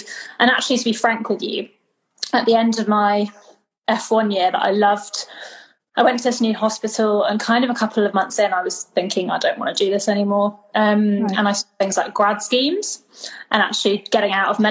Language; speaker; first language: English; native; English